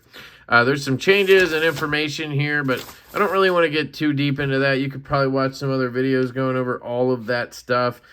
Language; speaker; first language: English; native; English